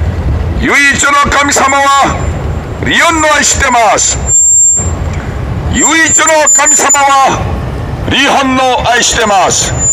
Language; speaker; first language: Japanese; non-native, learner; Korean